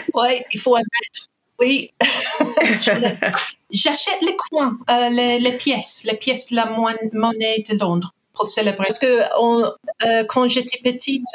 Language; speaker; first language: French; non-native, fluent; English